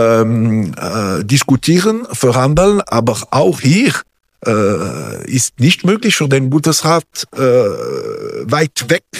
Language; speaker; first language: German; non-native, local second language; French